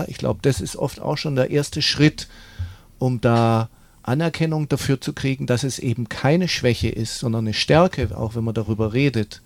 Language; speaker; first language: German; native; German